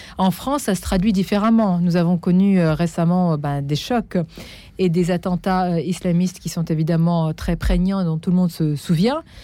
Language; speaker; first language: French; non-native, local second language; Arabic